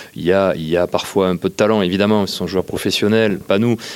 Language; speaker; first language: French; native; French